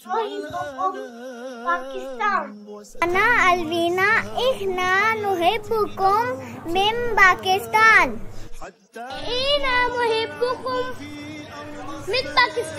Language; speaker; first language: Arabic; non-native, learner; Urdu